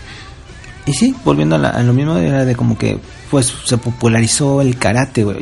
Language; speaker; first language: Spanish; native; Spanish